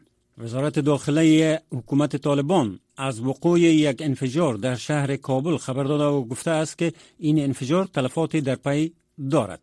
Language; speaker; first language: Persian; native; Persian